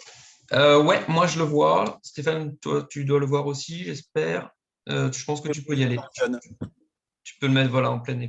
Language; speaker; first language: French; native; French